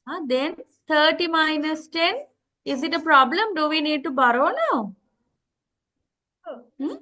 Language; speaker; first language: English; non-native, local second language; Sinhala